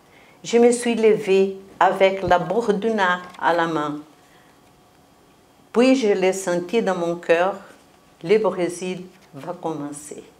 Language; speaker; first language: French; non-native, fluent; Portuguese